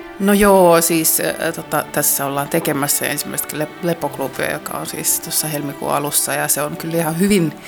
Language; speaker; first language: Finnish; native; Finnish